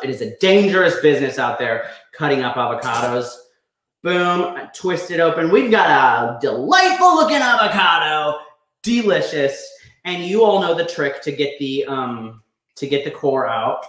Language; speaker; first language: English; native; English